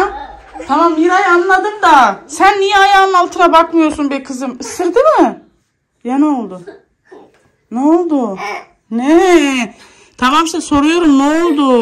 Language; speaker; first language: Turkish; native; Turkish